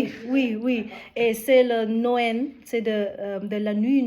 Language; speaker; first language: French; non-native, learner; Vietnamese